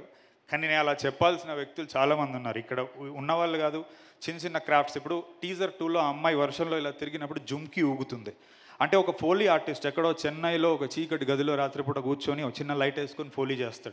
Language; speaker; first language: Telugu; native; Telugu